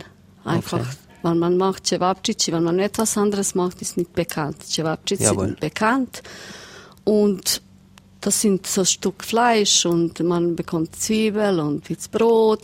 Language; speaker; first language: German; non-native, learner; Serbian